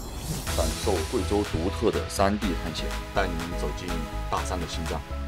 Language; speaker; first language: Chinese; native; Chinese